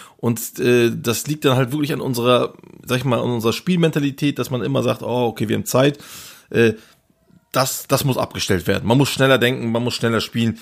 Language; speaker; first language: German; early bilingual, other home language; Turkish